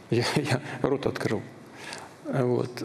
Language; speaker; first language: Russian; native; Russian